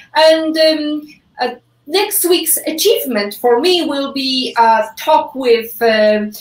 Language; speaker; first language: English; non-native, fluent; Polish